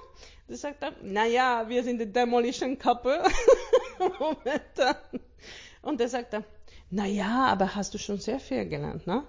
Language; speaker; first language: German; non-native, learner; Hungarian